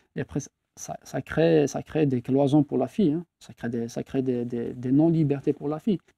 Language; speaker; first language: French; non-native, local second language; Kabyle